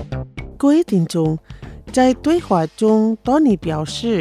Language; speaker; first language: Chinese; non-native, fluent; Indonesian